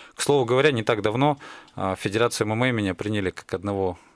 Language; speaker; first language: Russian; native; Russian